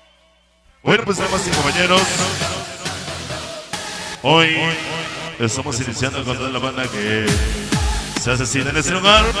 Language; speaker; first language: Spanish; native; Spanish